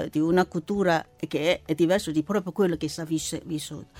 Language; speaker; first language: Italian; non-native, learner; Chinese